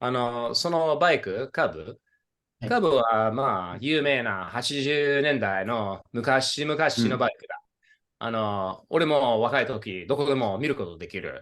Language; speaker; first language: Japanese; non-native, fluent; English